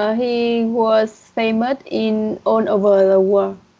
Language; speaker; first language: English; non-native, learner; Vietnamese